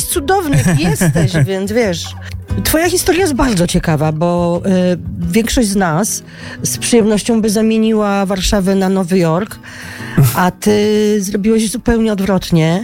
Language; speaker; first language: Polish; native; Polish